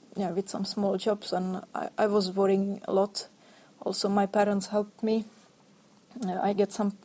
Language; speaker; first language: English; non-native, fluent; Czech